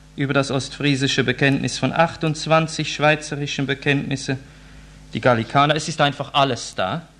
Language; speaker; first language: German; native; German